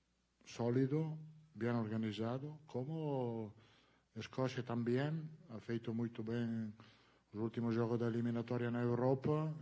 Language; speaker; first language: Portuguese; non-native, learner; Italian